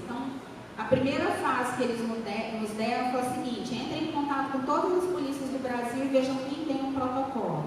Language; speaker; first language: Portuguese; native; Portuguese